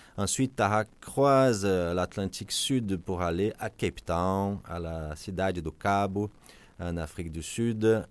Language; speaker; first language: French; non-native, fluent; Portuguese